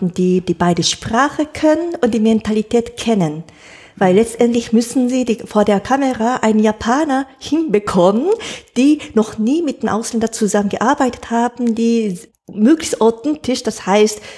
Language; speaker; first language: German; non-native, fluent; Japanese